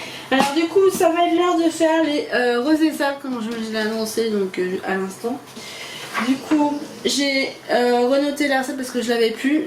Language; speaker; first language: French; native; French